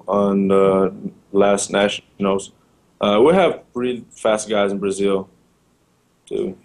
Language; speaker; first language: English; non-native, learner; Portuguese